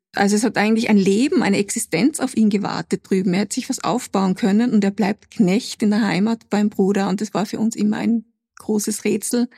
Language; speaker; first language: German; native; German